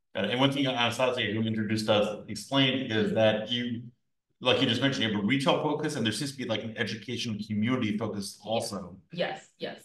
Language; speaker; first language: English; native; English